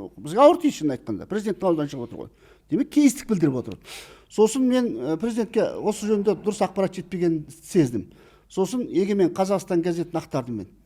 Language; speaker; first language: Kazakh; native; Kazakh